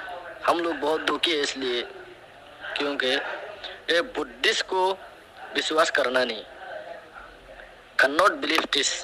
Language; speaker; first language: Hindi; non-native, learner; Rohingya